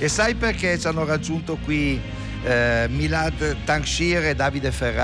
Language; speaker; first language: Italian; native; Italian